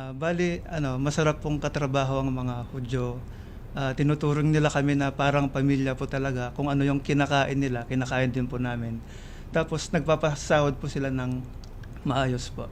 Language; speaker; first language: Filipino; native; Filipino